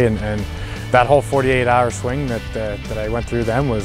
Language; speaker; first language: English; native; English